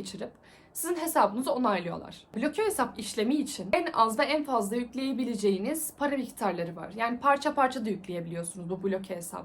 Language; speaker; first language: Turkish; native; Turkish